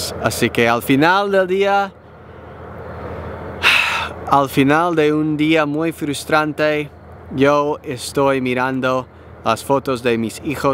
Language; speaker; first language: Spanish; non-native, learner; English